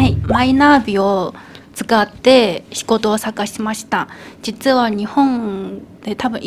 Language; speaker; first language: Japanese; non-native, fluent; Chinese